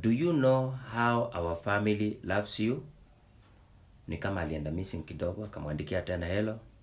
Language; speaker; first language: English; non-native, local second language; Swahili